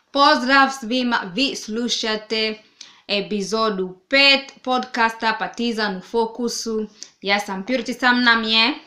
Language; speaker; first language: Serbian; non-native, learner; Swahili